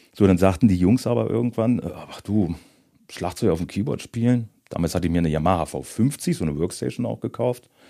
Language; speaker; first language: German; native; German